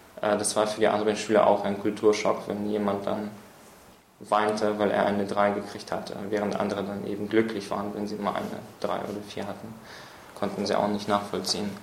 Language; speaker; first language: German; early bilingual, other home language; Russian